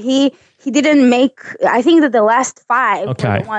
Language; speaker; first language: English; non-native, fluent; Portuguese